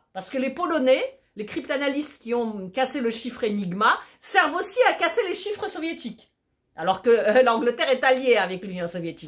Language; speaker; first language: French; early bilingual, other home language; Polish